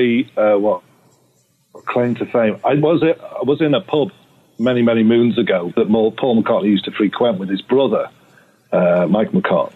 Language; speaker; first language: English; native; English